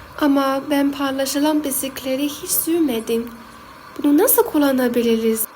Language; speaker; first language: Turkish; non-native, fluent; Chinese